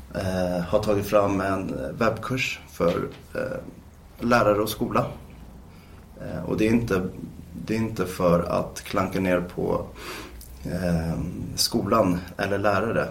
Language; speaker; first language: Swedish; native; Swedish